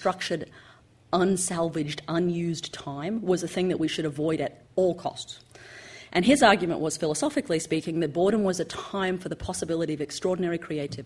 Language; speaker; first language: English; native; English